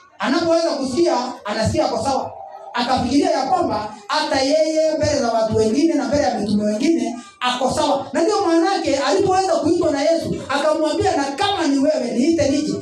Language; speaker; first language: Swahili; non-native, local second language; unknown